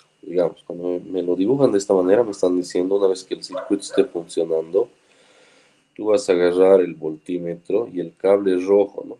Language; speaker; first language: Spanish; native; Spanish